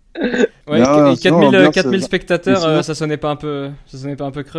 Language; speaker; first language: French; native; French